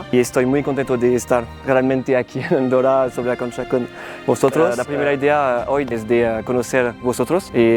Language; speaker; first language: Spanish; non-native, learner; French